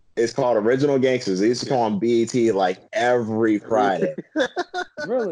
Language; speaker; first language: English; native; English